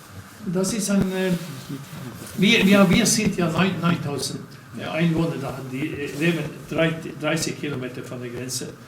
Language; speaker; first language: German; non-native, learner; Norwegian